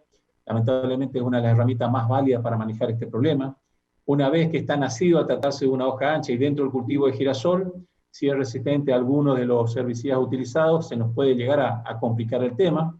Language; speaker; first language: Spanish; native; Spanish